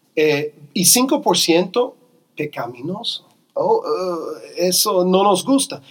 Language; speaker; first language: Spanish; non-native, fluent; English